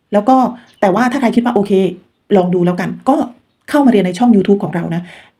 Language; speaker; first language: Thai; non-native, local second language; Khmer